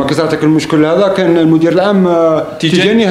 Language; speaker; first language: Arabic; native; Arabic